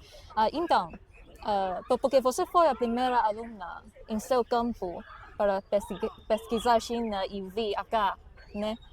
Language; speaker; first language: Portuguese; non-native, fluent; Chinese